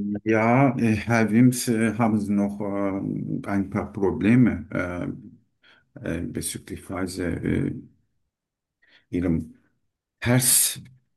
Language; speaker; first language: German; non-native, learner; Turkish